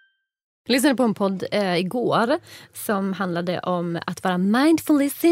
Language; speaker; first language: Swedish; native; Swedish